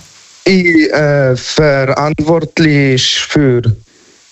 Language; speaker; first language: German; non-native, learner; Polish